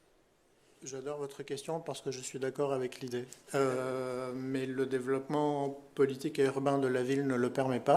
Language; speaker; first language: French; native; French